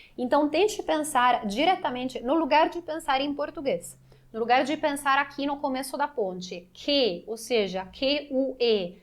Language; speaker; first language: Portuguese; non-native, fluent; Italian